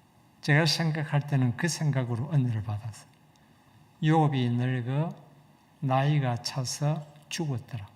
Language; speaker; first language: Korean; native; Korean